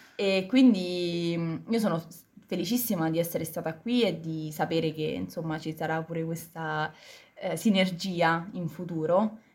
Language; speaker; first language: Italian; native; Italian